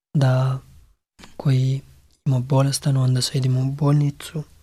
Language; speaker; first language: Serbian; non-native, learner; Pashto